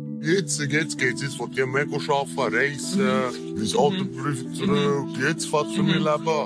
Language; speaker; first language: German; non-native, learner; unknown